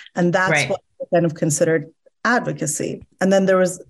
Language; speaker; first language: English; early bilingual, other home language; Persian